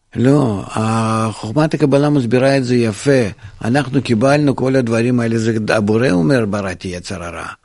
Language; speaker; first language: Hebrew; non-native, fluent; Russian